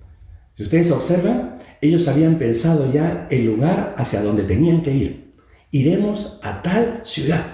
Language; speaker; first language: Spanish; native; Spanish